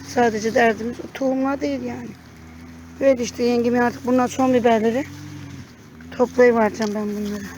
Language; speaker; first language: Turkish; native; Turkish